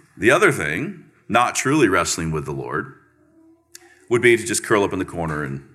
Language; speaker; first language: English; native; English